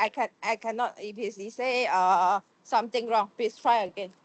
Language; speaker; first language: English; non-native, learner; Chinese